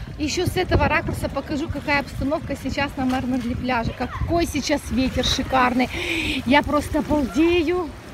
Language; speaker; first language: Russian; non-native, local second language; Ukrainian